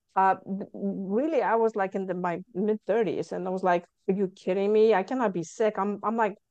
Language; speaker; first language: English; non-native, fluent; Lithuanian